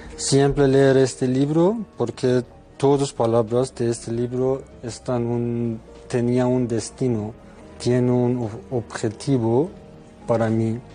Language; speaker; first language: Spanish; non-native, learner; Persian